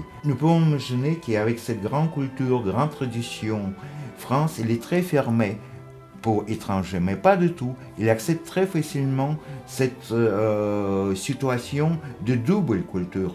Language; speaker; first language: French; non-native, fluent; Russian